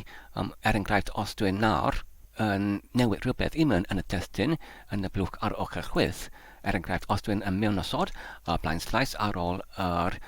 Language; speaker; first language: Welsh; non-native, fluent; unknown